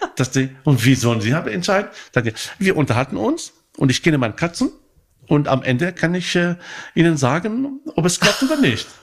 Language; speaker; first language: German; non-native, fluent; Arabic